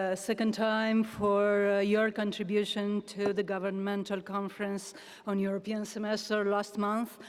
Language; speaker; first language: English; non-native, fluent; Romanian